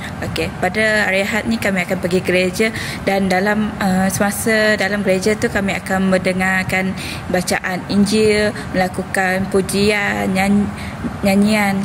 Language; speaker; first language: Malay; non-native, local second language; Iban